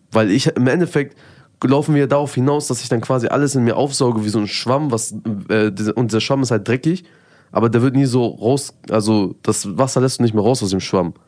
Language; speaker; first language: German; early bilingual, other home language; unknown